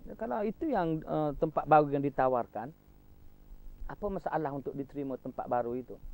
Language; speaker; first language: Malay; native; Malay